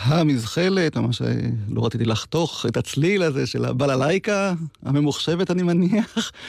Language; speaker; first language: Hebrew; native; Hebrew